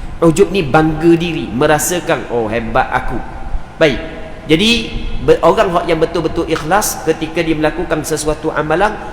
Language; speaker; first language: Malay; native; Malay